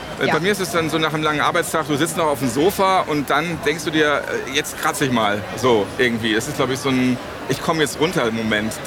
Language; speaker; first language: German; native; German